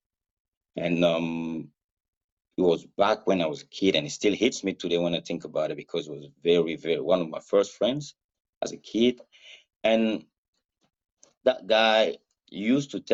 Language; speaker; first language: English; non-native, fluent; Mossi